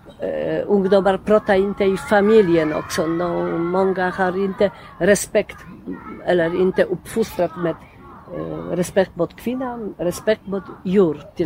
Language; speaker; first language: Swedish; non-native, learner; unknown